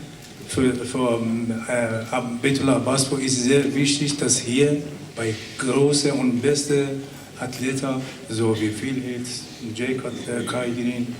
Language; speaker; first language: German; non-native, learner; Persian